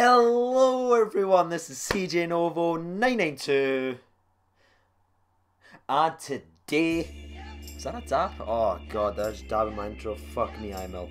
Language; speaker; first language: English; native; English